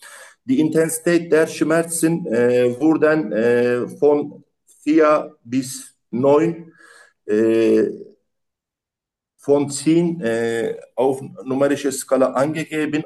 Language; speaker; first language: German; non-native, learner; Turkish